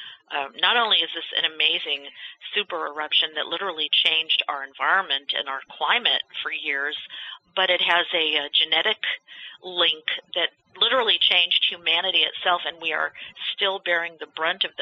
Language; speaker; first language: English; native; English